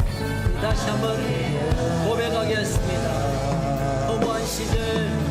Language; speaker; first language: Korean; native; Korean